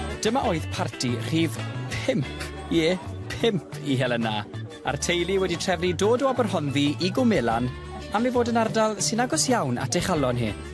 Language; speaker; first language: Welsh; native; Welsh